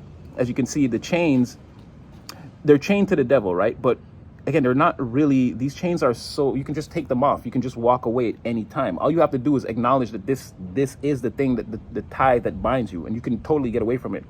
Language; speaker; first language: English; native; English